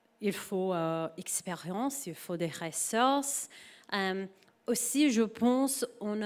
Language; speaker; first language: French; non-native, learner; English